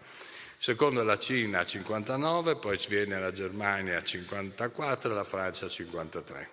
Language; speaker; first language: Italian; native; Italian